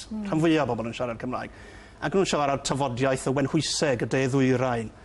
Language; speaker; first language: Welsh; native; Welsh